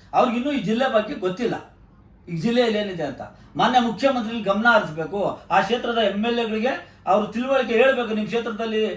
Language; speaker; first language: Kannada; non-native, local second language; Urdu